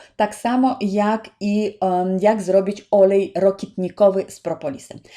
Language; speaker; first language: Polish; non-native, fluent; Ukrainian